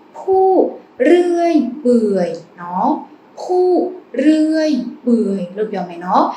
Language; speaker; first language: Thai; non-native, fluent; Burmese